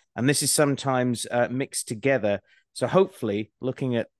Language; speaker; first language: English; native; English